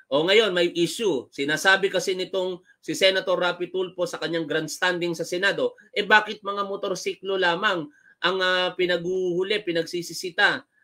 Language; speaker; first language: Filipino; native; Filipino